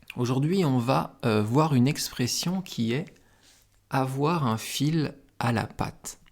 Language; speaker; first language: French; native; French